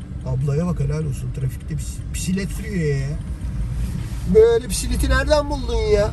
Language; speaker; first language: Turkish; native; Turkish